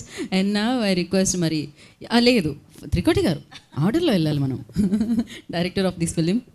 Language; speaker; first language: Telugu; native; Telugu